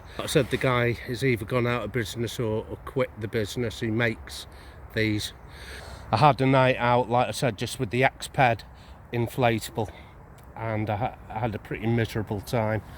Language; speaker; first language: English; native; English